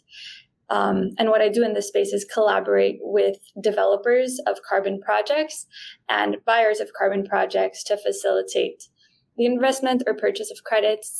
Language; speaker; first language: English; non-native, fluent; Spanish